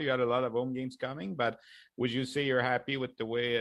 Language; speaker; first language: English; non-native, fluent; French